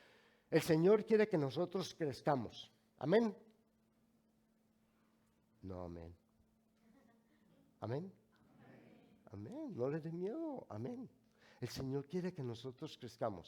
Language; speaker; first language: Spanish; native; Spanish